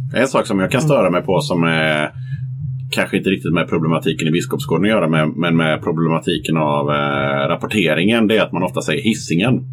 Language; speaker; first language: Swedish; native; Swedish